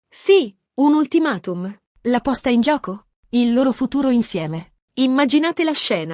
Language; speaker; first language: Italian; native; Italian